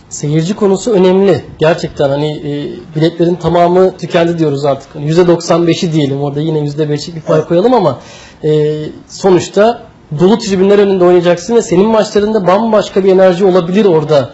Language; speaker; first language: Turkish; native; Turkish